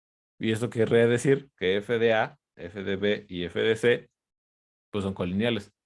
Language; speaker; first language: Spanish; native; Spanish